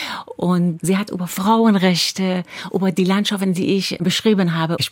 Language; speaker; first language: German; non-native, fluent; Persian